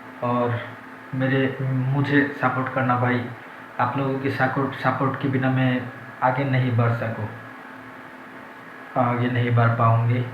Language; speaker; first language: Hindi; non-native, learner; Bangla